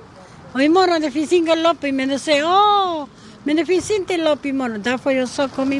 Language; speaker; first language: Swedish; non-native, learner; Spanish